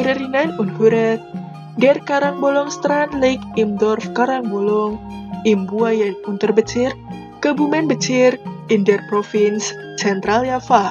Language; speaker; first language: German; non-native, fluent; Indonesian